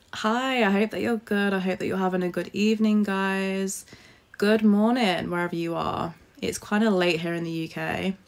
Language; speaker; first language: English; native; English